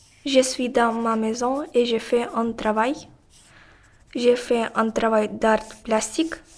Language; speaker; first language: French; non-native, learner; Russian